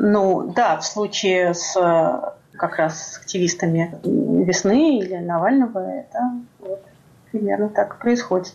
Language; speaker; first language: Russian; native; Russian